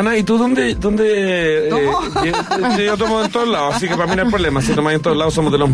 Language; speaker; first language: Spanish; native; Spanish